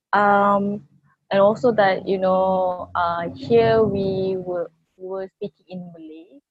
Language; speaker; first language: English; non-native, local second language; Malay